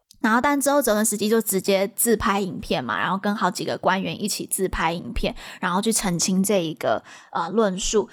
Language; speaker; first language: Chinese; native; Chinese